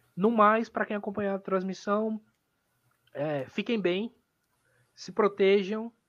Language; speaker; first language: Portuguese; native; Portuguese